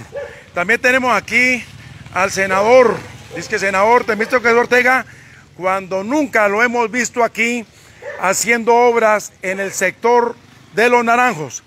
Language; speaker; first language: Spanish; native; Spanish